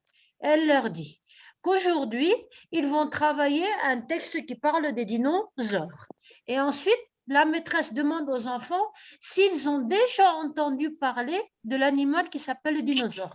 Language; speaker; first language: French; native; French